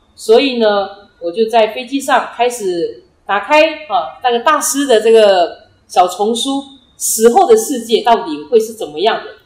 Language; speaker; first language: Chinese; early bilingual, heritage; Chinese